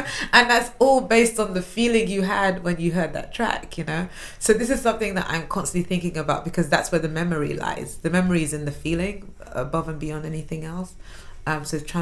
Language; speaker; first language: English; native; English